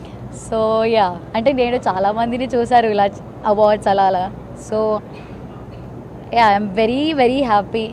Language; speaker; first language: Telugu; early bilingual, heritage; Telugu